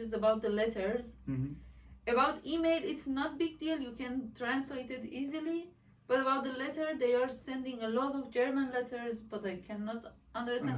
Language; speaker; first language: English; non-native, learner; Persian